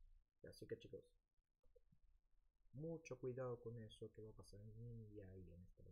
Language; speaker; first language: Spanish; early bilingual, heritage; Spanish